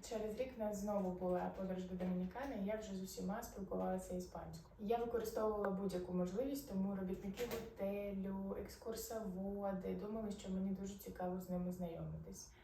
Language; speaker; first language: Ukrainian; non-native, local second language; Arabic